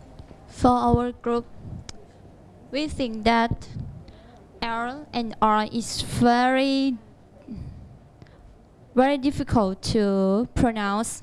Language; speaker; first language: English; non-native, learner; Thai